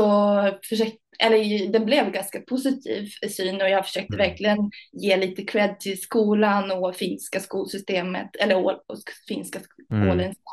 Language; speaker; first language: Swedish; early bilingual, other home language; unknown